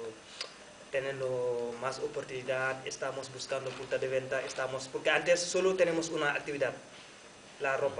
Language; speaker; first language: Spanish; non-native, learner; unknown